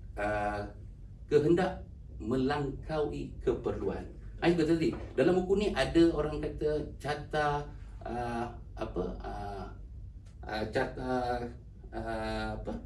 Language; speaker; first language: Malay; native; Malay